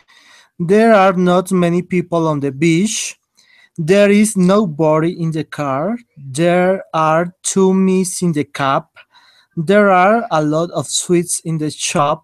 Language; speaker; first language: English; non-native, learner; Spanish